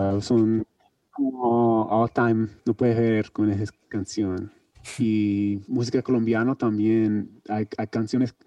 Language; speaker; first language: Spanish; non-native, learner; English